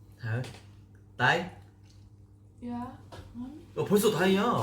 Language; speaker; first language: Korean; native; Korean